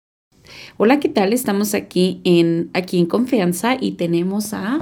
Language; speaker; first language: Spanish; native; Spanish